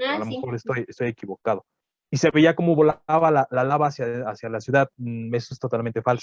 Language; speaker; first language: Spanish; native; Spanish